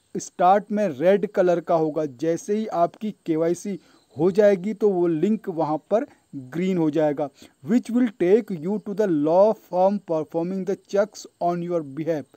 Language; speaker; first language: Hindi; native; Hindi